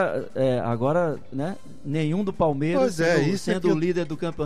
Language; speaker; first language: Portuguese; native; Portuguese